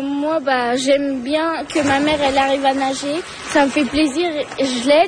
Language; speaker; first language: French; early bilingual, other home language; Turkish